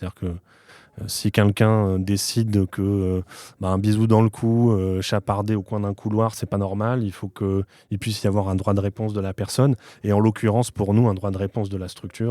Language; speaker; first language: French; native; French